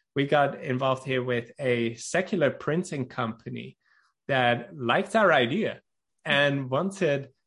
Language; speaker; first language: English; non-native, fluent; Dutch